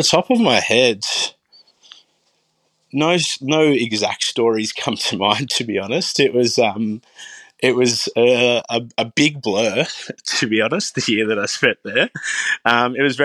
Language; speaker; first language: English; native; English